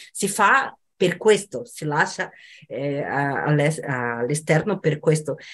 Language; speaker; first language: Italian; non-native, fluent; Portuguese